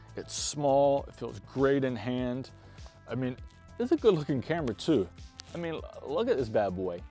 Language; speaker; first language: English; native; English